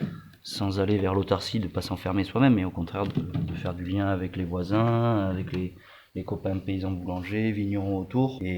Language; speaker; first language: French; native; French